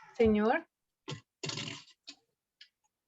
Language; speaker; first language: Spanish; native; Spanish